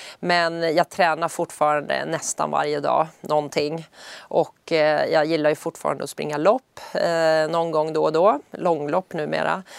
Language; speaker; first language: Swedish; native; Swedish